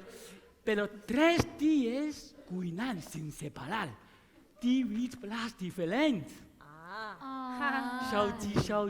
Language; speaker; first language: Catalan; non-native, learner; Chinese